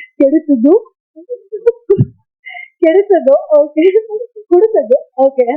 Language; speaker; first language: Tamil; non-native, learner; Kannada